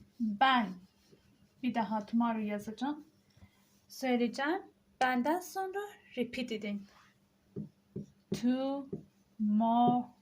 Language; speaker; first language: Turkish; non-native, fluent; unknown